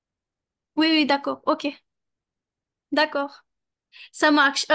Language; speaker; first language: French; non-native, learner; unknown